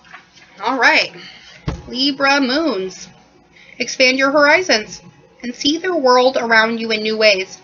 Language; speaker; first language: English; native; English